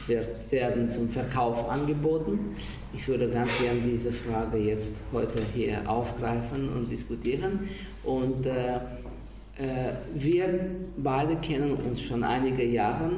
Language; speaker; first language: German; non-native, fluent; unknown